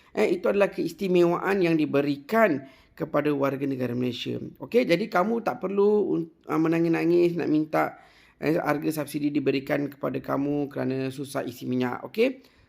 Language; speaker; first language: Malay; non-native, local second language; Tamil